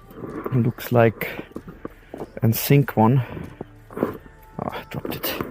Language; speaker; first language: English; non-native, learner; German